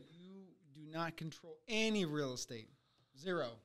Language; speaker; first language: English; early bilingual, other home language; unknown